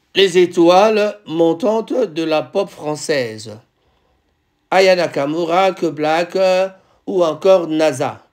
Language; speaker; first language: French; non-native, local second language; Lingala